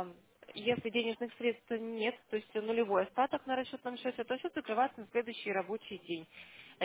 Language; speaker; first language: Russian; native; Russian